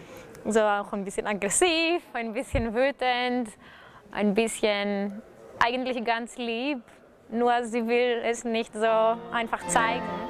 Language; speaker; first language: German; non-native, fluent; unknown